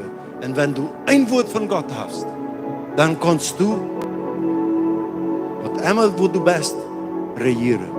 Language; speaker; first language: German; non-native, learner; Plautdietsch